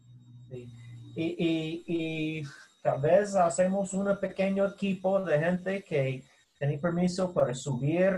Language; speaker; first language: Spanish; non-native, fluent; English